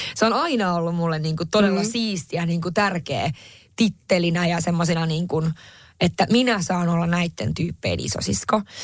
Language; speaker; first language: Finnish; native; Finnish